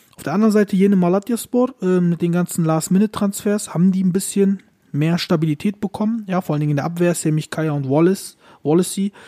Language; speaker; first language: German; early bilingual, other home language; Turkish